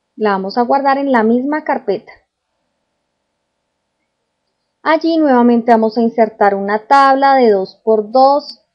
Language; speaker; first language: Spanish; native; Spanish